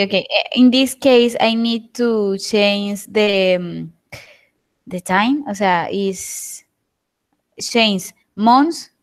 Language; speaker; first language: English; non-native, learner; Spanish